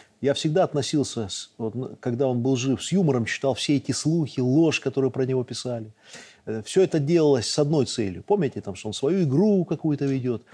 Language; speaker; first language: Russian; native; Russian